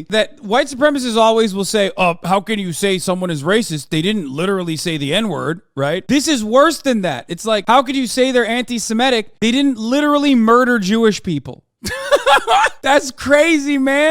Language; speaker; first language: English; native; English